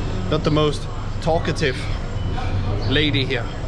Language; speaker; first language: English; non-native, fluent; Danish